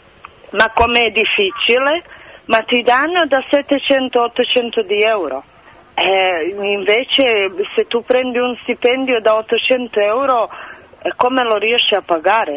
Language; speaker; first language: Italian; non-native, fluent; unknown